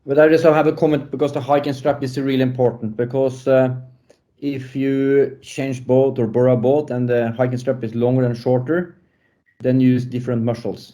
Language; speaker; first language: English; non-native, fluent; Norwegian